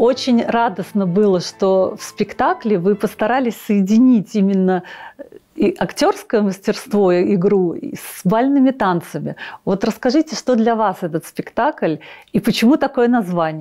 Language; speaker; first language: Russian; native; Russian